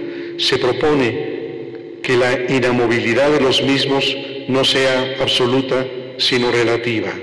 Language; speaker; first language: Spanish; native; Spanish